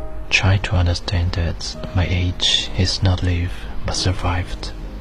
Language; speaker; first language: English; non-native, fluent; Chinese